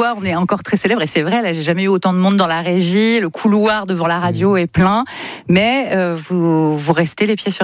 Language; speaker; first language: French; native; French